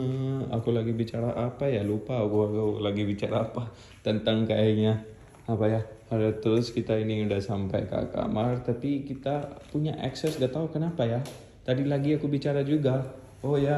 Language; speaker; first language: Indonesian; non-native, fluent; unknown